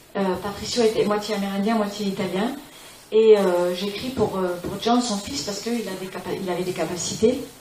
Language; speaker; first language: French; non-native, fluent; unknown